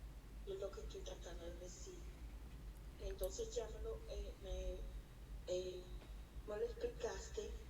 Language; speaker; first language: Spanish; early bilingual, heritage; Spanish